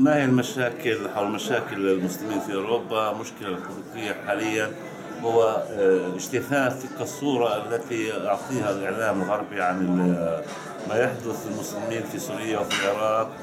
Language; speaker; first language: Arabic; native; Arabic